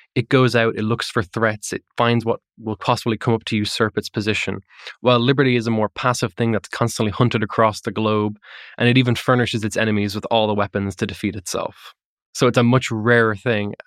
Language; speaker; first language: English; native; English